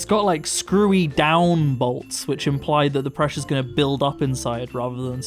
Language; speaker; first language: English; native; English